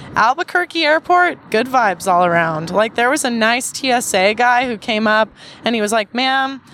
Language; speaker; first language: English; native; English